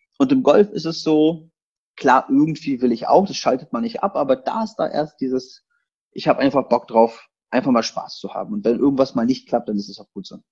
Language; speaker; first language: German; early bilingual, other home language; Polish